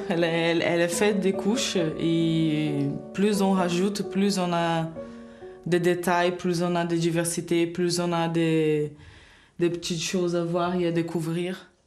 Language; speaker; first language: French; non-native, fluent; Portuguese